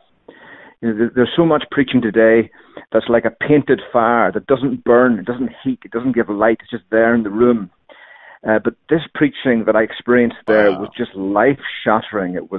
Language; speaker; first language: English; native; English